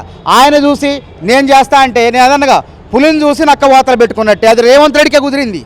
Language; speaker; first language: Telugu; native; Telugu